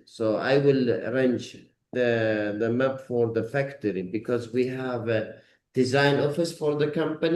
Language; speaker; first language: English; non-native, learner; Arabic